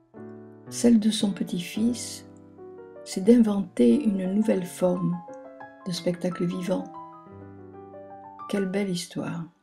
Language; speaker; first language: French; native; French